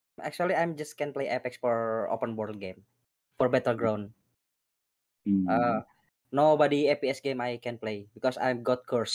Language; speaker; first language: English; non-native, learner; Indonesian